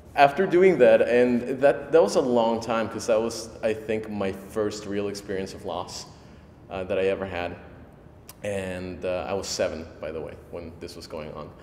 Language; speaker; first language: English; early bilingual, other home language; Spanish